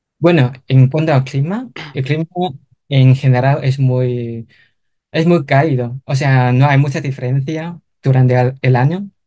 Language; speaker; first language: Spanish; non-native, fluent; Cantonese